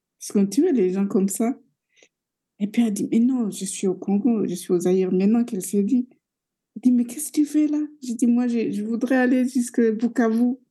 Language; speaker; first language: French; non-native, local second language; Rundi